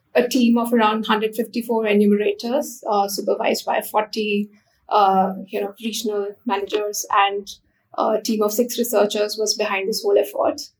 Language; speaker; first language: English; non-native, local second language; Hindi